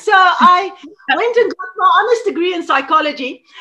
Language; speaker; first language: English; non-native, local second language; Afrikaans